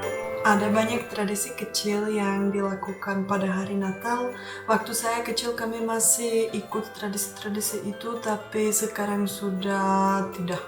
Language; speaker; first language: Indonesian; non-native, fluent; Czech